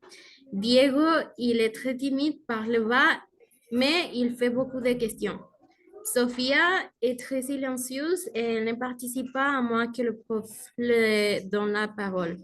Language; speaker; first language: French; non-native, learner; Spanish